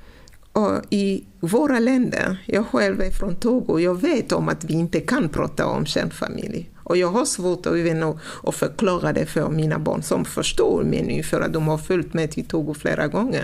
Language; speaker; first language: Swedish; non-native, fluent; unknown